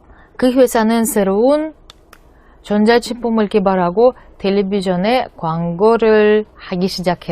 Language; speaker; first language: Korean; non-native, fluent; Russian